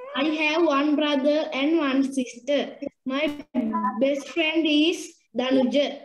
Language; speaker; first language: English; non-native, learner; Sinhala